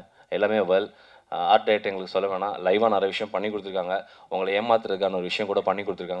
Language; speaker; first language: Tamil; native; Tamil